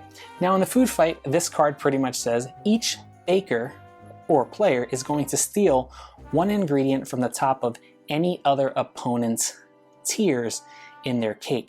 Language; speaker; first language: English; native; English